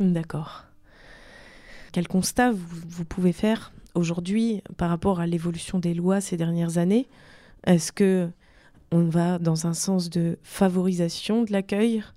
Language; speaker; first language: French; native; French